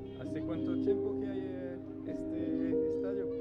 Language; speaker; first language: Spanish; non-native, learner; French